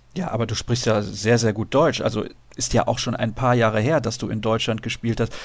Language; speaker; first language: German; native; German